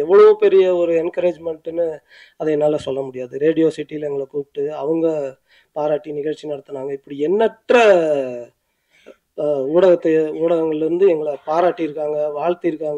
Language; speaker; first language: Tamil; native; Tamil